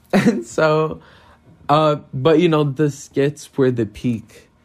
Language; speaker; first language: English; non-native, fluent; Portuguese